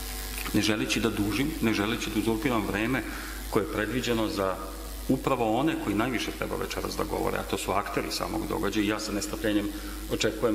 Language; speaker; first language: Serbian; native; Serbian